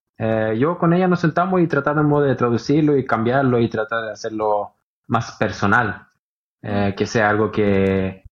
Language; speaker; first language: Spanish; early bilingual, heritage; Norwegian